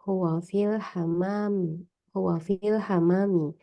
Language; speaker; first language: Arabic; non-native, learner; Indonesian